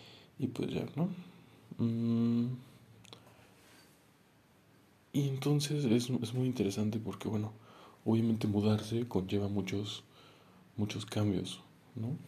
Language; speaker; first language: Spanish; native; Spanish